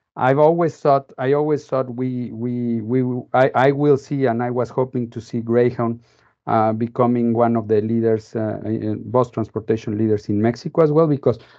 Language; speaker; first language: English; non-native, fluent; Spanish